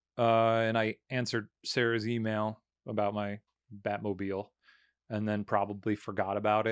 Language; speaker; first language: English; native; English